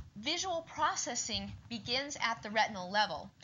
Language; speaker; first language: English; native; English